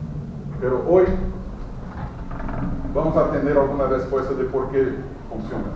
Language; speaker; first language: Spanish; non-native, fluent; Portuguese